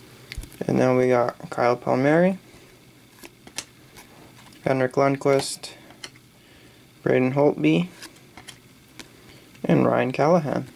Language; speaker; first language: English; native; English